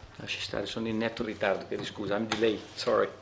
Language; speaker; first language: Italian; non-native, fluent; Portuguese